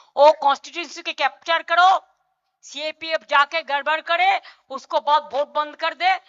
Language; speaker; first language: Hindi; non-native, local second language; Bangla